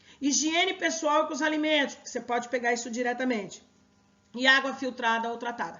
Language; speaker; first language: Portuguese; native; Portuguese